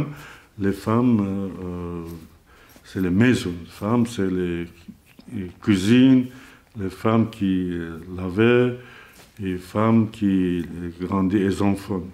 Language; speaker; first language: French; non-native, learner; Azerbaijani